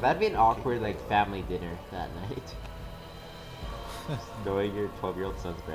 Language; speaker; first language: English; native; English